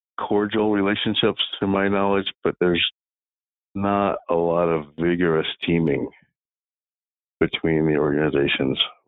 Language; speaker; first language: English; native; English